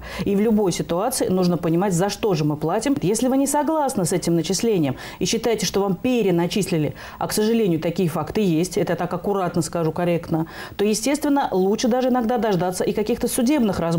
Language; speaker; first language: Russian; native; Russian